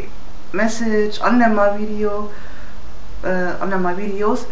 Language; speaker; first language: English; non-native, learner; German